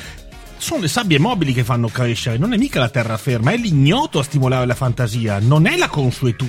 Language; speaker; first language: Italian; native; Italian